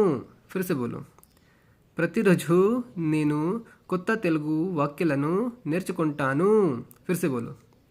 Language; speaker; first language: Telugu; non-native, learner; Hindi